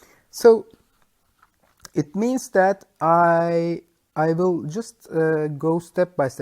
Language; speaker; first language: English; non-native, fluent; Turkish